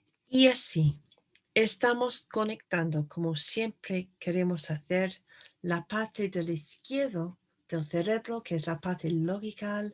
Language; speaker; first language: Spanish; non-native, fluent; English